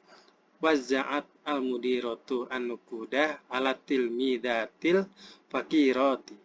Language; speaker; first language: Arabic; non-native, fluent; Indonesian